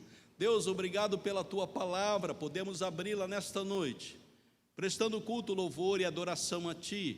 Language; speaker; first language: Portuguese; native; Portuguese